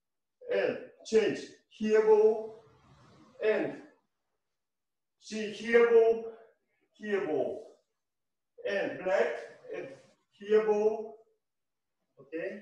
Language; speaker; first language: English; non-native, learner; Russian